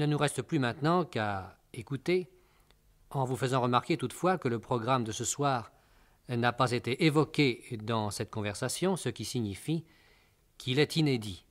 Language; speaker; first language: French; native; French